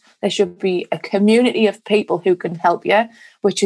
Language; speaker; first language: English; native; English